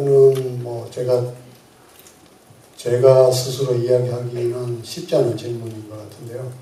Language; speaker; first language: Korean; native; Korean